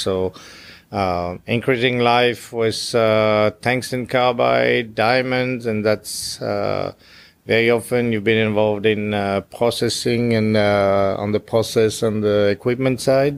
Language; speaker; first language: English; non-native, fluent; French